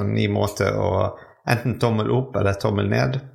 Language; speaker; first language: Norwegian; non-native, fluent; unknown